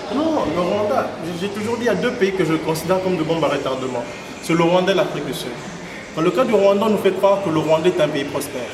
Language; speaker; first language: French; non-native, local second language; Lingala